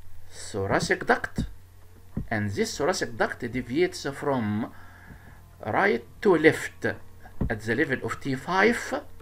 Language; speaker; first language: English; non-native, fluent; Arabic